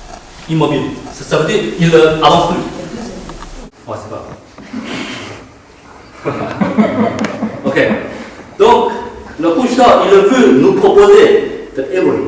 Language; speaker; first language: French; non-native, fluent; Chinese